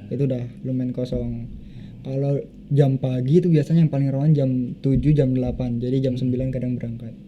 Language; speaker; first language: Indonesian; native; Indonesian